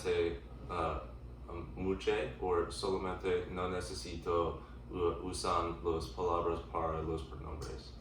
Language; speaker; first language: Spanish; non-native, learner; English